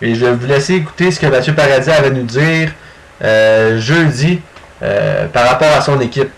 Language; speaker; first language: French; native; French